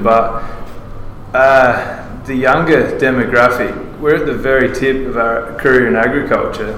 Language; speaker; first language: English; native; English